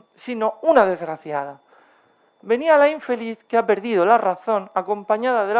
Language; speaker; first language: Spanish; native; Spanish